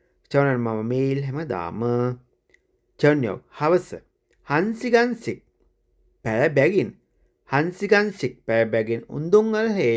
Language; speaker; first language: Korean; non-native, fluent; Sinhala